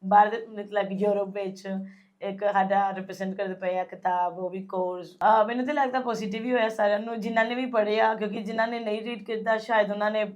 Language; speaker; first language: Punjabi; early bilingual, heritage; Punjabi